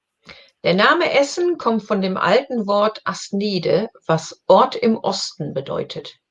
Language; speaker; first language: German; non-native, learner; English